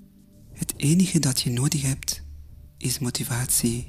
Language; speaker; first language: Dutch; non-native, fluent; Persian